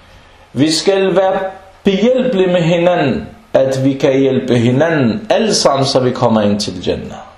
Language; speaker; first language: Danish; non-native, local second language; Arabic